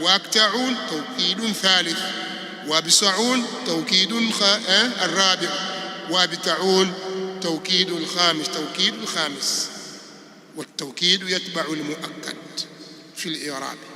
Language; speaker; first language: Arabic; non-native, fluent; Swahili